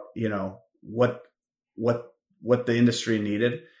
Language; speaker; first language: English; native; English